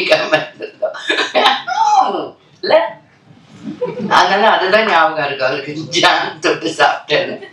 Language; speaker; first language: Tamil; non-native, local second language; Telugu